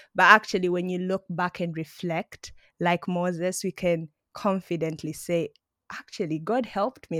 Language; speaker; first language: English; non-native, local second language; Ganda